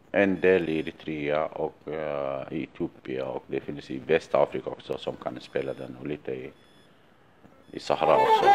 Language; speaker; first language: Swedish; non-native, fluent; Tigrinya